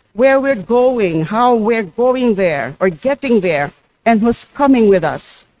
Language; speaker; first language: English; non-native, local second language; Filipino